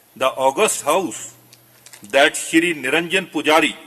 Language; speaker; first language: English; non-native, local second language; Punjabi